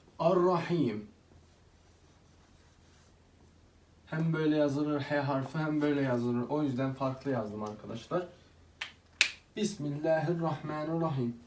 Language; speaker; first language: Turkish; non-native, fluent; Arabic